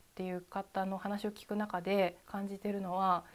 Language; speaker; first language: Japanese; native; Japanese